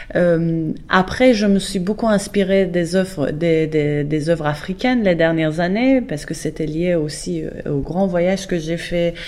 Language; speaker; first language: French; non-native, fluent; Persian